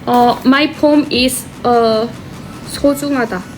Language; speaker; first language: English; non-native, learner; Korean